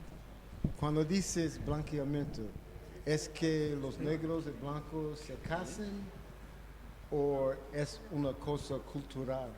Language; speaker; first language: Spanish; non-native, learner; English